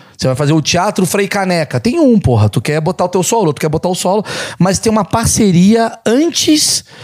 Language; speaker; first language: Portuguese; native; Portuguese